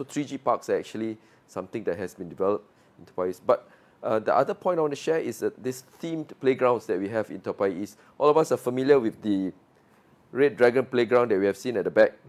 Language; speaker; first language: English; non-native, local second language; Malay